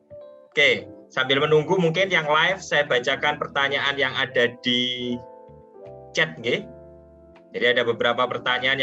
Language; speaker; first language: Indonesian; non-native, local second language; Javanese